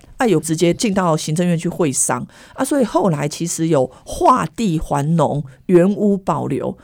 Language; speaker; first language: Chinese; native; Chinese